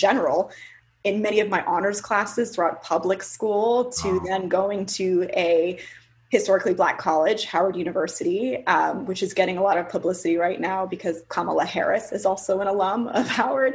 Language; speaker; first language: English; native; English